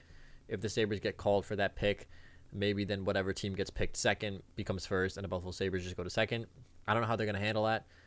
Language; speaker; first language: English; native; English